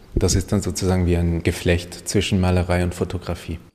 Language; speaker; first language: German; non-native, fluent; Hungarian